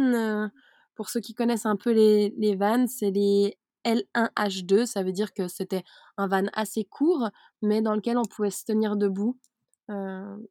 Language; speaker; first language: French; native; French